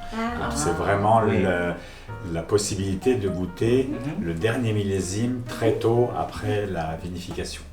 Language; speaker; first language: French; native; French